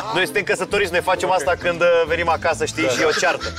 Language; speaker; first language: Romanian; native; Romanian